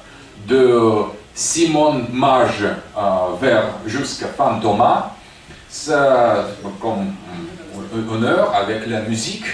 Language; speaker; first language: French; non-native, fluent; Russian